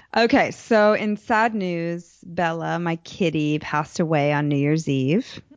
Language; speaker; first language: English; native; English